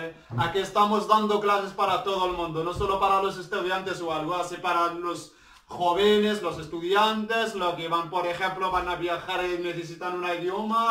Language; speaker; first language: Spanish; non-native, learner; Arabic